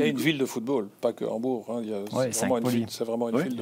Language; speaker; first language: French; native; French